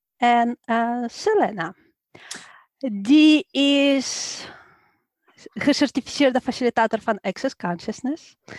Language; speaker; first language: Dutch; non-native, fluent; Ukrainian